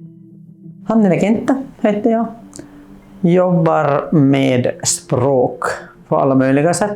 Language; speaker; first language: Swedish; non-native, local second language; Finnish